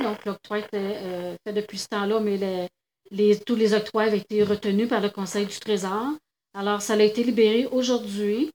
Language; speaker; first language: French; native; French